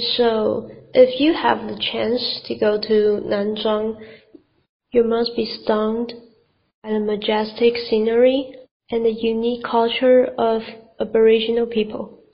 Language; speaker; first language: English; non-native, fluent; Chinese